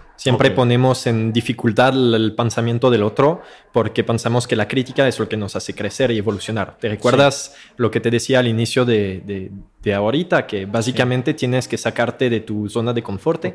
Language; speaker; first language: Spanish; non-native, fluent; French